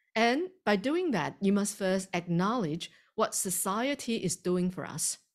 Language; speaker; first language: English; early bilingual, other home language; Chinese